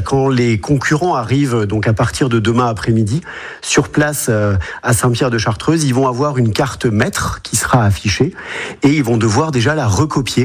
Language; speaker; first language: French; native; French